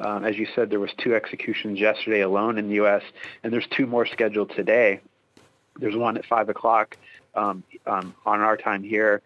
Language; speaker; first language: English; native; English